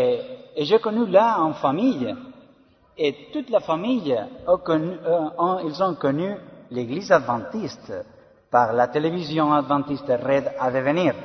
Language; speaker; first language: French; non-native, learner; Spanish